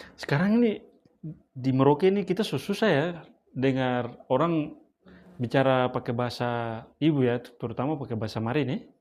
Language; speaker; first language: Indonesian; native; Indonesian